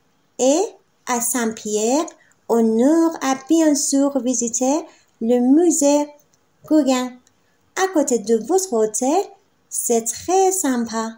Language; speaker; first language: French; non-native, fluent; Persian